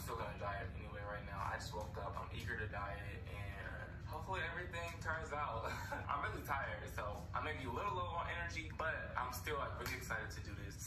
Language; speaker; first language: English; native; English